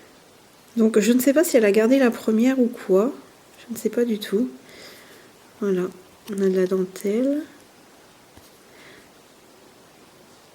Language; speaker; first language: French; native; French